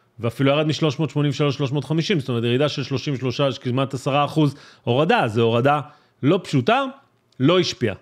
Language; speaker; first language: Hebrew; native; Hebrew